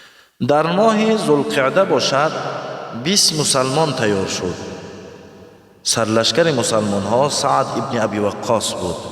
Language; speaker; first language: Persian; native; Persian